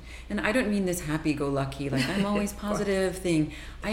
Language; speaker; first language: English; native; English